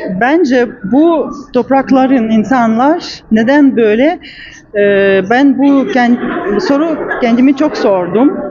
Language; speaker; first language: Turkish; non-native, learner; Russian